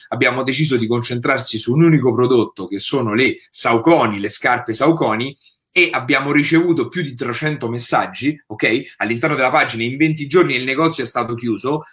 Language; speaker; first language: Italian; native; Italian